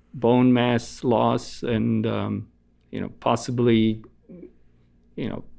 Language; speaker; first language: English; non-native, fluent; Italian